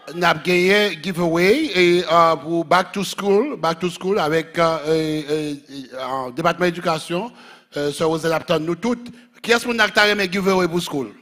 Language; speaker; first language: French; native; French